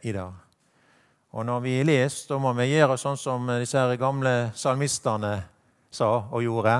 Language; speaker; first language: Norwegian; native; Norwegian